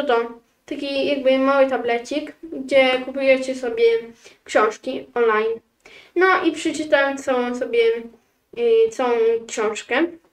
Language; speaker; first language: Polish; early bilingual, heritage; Polish